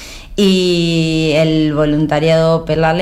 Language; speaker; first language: Catalan; non-native, learner; Spanish